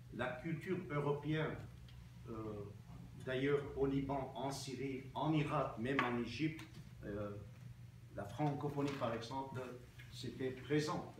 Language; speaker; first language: French; non-native, local second language; Armenian